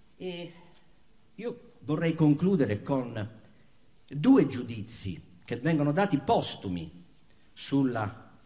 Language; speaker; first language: Italian; native; Italian